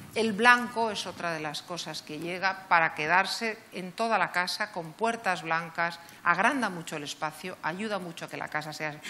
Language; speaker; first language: Spanish; native; Spanish